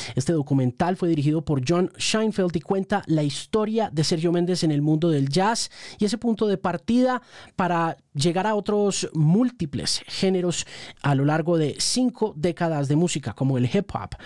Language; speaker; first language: Spanish; native; Spanish